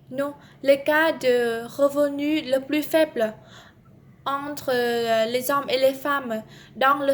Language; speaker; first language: French; non-native, learner; Vietnamese